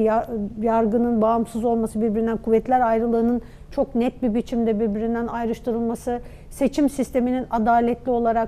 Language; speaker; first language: Turkish; native; Turkish